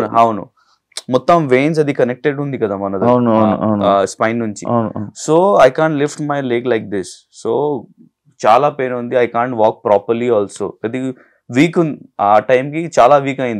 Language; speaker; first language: Telugu; non-native, learner; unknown